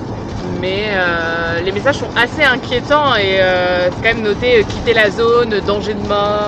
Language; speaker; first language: French; native; French